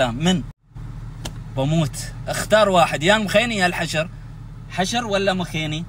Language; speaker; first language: Arabic; native; Arabic